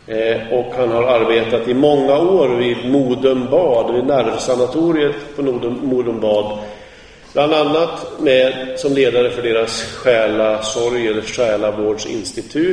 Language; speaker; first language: Swedish; native; Swedish